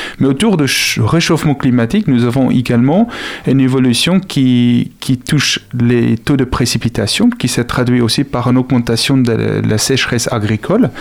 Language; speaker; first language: French; non-native, fluent; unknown